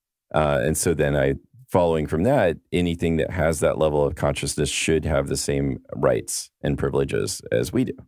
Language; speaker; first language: English; native; English